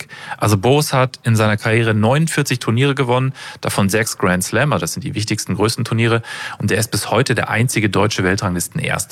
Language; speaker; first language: German; native; German